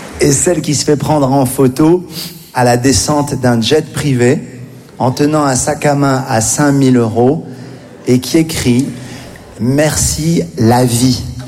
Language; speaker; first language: French; native; French